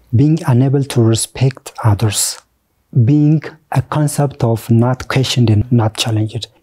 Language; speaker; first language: English; non-native, fluent; Oromo